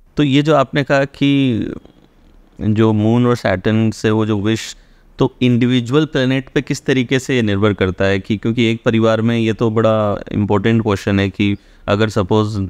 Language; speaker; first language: Hindi; native; Hindi